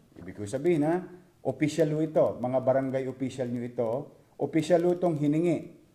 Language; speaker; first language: Filipino; native; Filipino